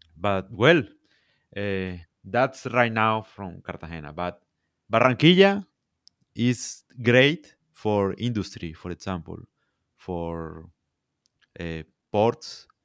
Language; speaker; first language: English; non-native, learner; Spanish